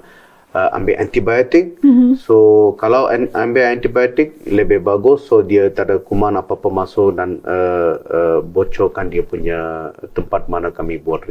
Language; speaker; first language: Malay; non-native, local second language; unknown